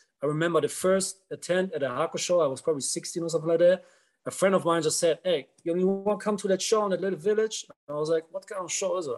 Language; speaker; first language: English; non-native, fluent; Dutch